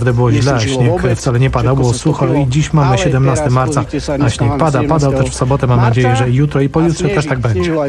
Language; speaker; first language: Polish; native; Polish